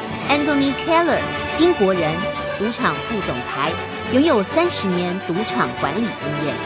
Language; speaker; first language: Chinese; native; Chinese